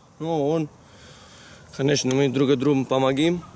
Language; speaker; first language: Russian; non-native, learner; Italian